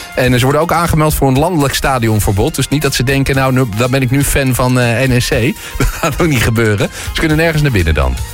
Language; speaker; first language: Dutch; native; Dutch